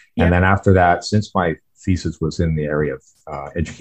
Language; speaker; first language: English; native; English